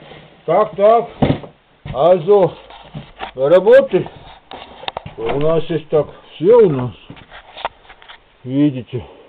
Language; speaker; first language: Russian; non-native, learner; Czech